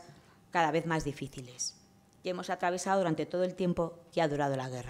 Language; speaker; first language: Spanish; native; Spanish